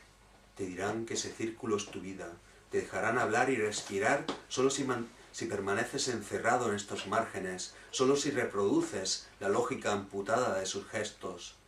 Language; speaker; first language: Spanish; native; Spanish